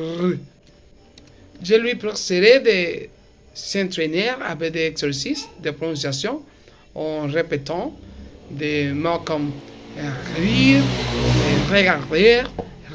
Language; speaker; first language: French; non-native, learner; Spanish